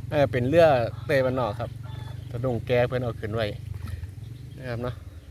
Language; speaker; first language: Thai; native; Thai